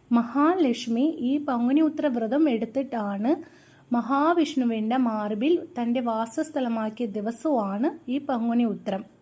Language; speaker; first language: Malayalam; non-native, local second language; Tamil